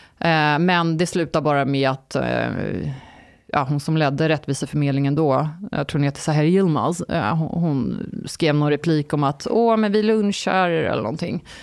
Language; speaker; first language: Swedish; early bilingual, other home language; Turkish